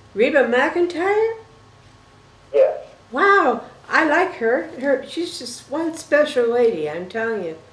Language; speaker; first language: English; native; English